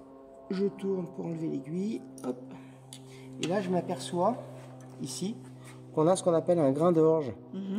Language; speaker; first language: French; native; French